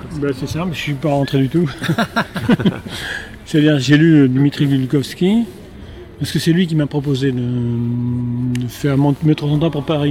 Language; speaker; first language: French; native; French